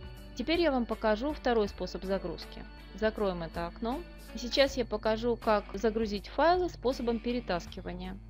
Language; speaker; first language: Russian; native; Russian